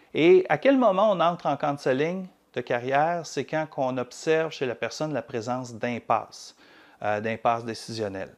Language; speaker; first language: French; native; French